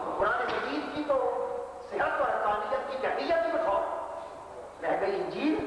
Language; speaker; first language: Urdu; non-native, local second language; Punjabi